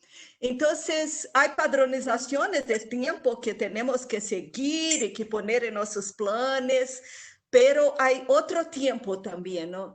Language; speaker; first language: Spanish; non-native, local second language; Portuguese